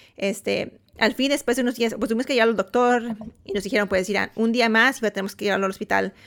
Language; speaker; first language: Spanish; early bilingual, heritage; Spanish